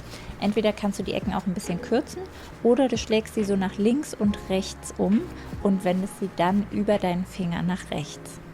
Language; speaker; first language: German; native; German